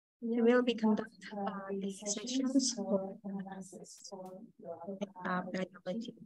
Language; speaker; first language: English; non-native, fluent; Indonesian